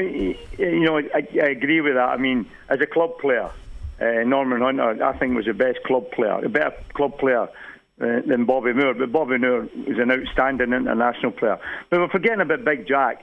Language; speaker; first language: English; native; English